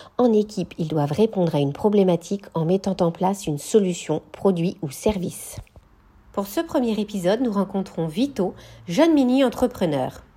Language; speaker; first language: French; native; French